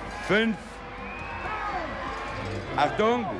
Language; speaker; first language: German; non-native, local second language; Italian